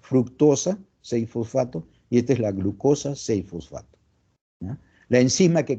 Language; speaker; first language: Spanish; native; Spanish